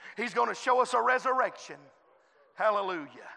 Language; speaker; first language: English; native; English